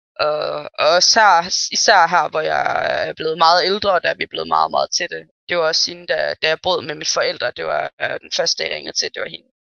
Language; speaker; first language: Danish; early bilingual, other home language; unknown